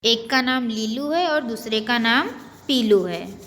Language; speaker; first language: Hindi; non-native, local second language; Gujarati